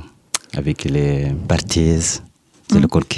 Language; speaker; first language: French; non-native, learner; Arabic